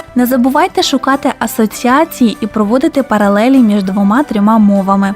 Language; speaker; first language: Ukrainian; native; Ukrainian